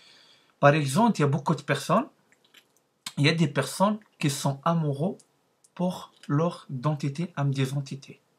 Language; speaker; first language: French; non-native, learner; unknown